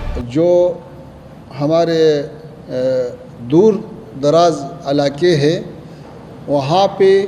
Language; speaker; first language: Hindi; non-native, fluent; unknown